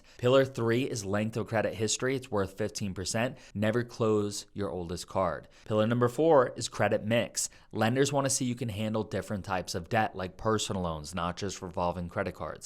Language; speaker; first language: English; native; English